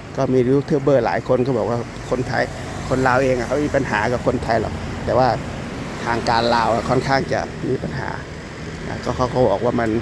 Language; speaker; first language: Thai; native; Thai